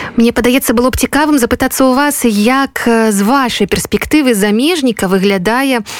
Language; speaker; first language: Belarusian; native; Belarusian